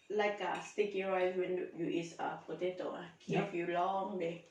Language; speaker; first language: English; non-native, learner; Thai